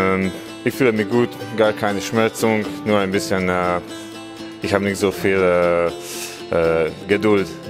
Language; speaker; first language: German; non-native, learner; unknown